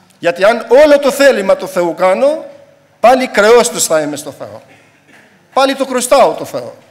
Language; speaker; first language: Greek; non-native, fluent; Albanian